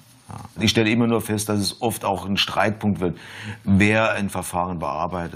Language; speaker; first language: German; native; German